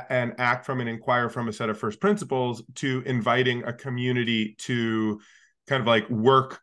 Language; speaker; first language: English; native; English